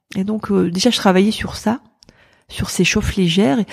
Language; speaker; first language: French; native; French